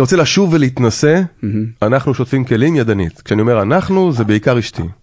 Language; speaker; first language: Hebrew; native; Hebrew